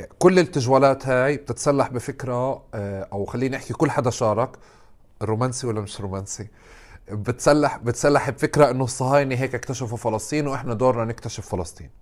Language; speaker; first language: Arabic; native; Arabic